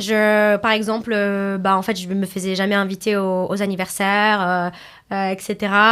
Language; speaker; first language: French; non-native, fluent; Arabic